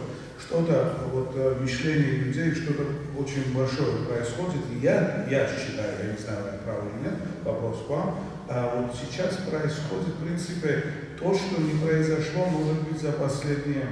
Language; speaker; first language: Russian; non-native, fluent; Georgian